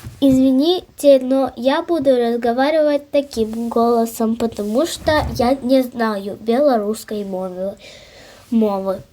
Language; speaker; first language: Russian; non-native, local second language; Ukrainian